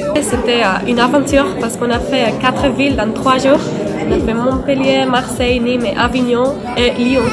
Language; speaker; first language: French; non-native, fluent; Spanish